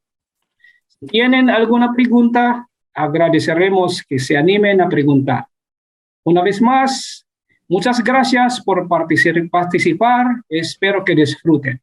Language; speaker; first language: Spanish; non-native, fluent; Filipino